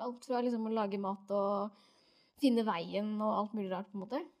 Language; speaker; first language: Norwegian; native; Norwegian